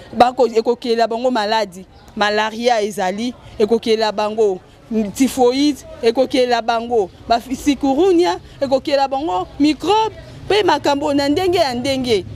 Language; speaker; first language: Lingala; native; Lingala